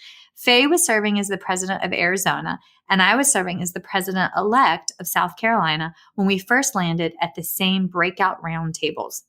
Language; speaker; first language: English; native; English